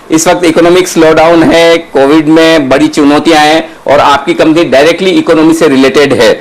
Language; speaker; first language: Hindi; native; Hindi